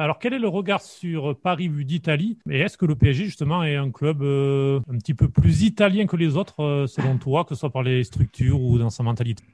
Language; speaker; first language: French; native; French